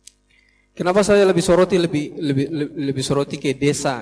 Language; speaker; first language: Indonesian; native; Indonesian